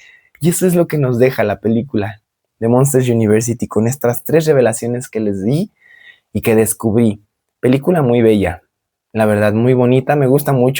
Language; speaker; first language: Spanish; native; Spanish